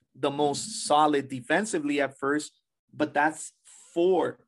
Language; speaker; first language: English; early bilingual, other home language; Spanish